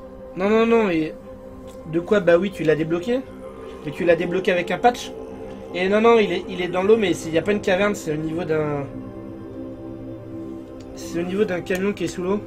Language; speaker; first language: French; native; French